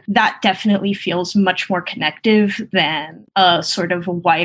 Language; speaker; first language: English; early bilingual, other home language; Spanish